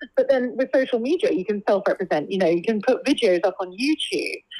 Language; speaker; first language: English; native; English